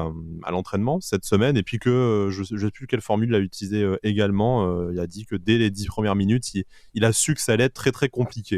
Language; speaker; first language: French; native; French